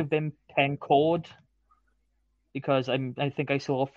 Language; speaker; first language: English; native; English